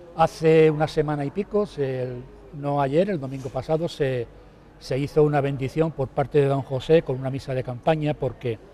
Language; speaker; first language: Spanish; native; Spanish